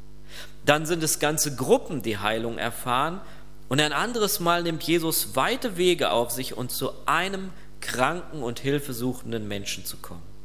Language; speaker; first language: German; native; German